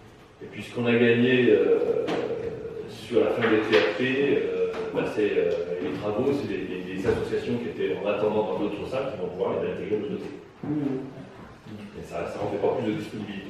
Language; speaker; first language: French; native; French